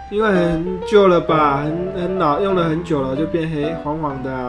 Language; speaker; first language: Chinese; native; Chinese